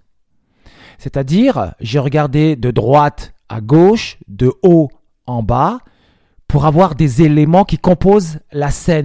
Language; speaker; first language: French; native; French